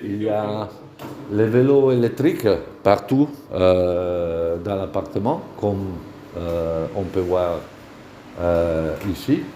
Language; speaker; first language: French; non-native, fluent; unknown